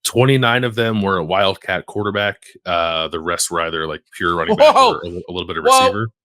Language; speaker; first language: English; native; English